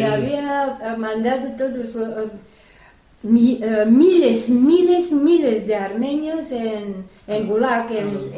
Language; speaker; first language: Spanish; non-native, fluent; Armenian